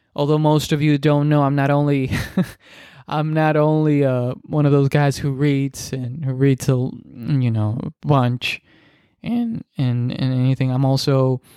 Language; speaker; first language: English; non-native, fluent; Spanish